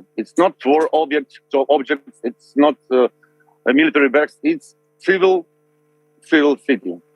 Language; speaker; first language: English; non-native, learner; Russian